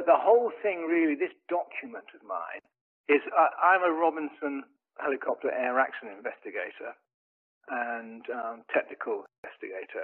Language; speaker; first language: English; native; English